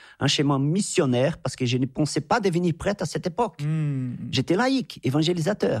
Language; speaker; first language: French; non-native, fluent; Portuguese